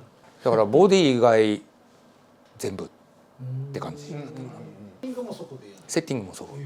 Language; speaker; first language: Japanese; native; Japanese